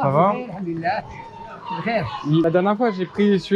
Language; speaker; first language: French; native; French